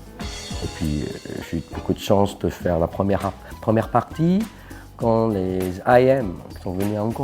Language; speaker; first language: French; non-native, fluent; Cantonese